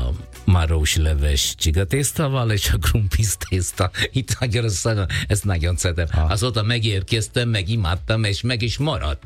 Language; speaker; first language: Hungarian; non-native, fluent; Italian